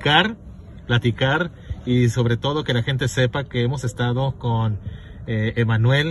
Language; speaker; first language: Spanish; native; Spanish